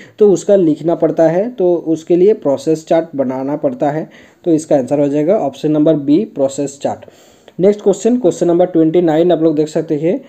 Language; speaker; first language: Hindi; non-native, local second language; Bangla